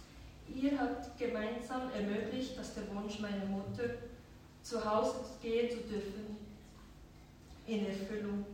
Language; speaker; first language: German; early bilingual, other home language; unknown